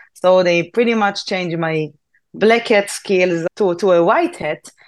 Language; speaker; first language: English; non-native, fluent; Hebrew